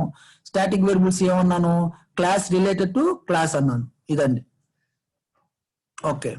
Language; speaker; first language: Telugu; native; Telugu